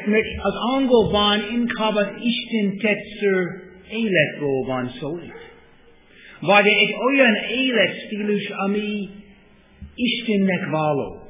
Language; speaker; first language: Hungarian; non-native, fluent; English